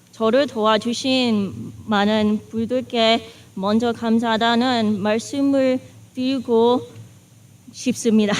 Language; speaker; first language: Korean; early bilingual, other home language; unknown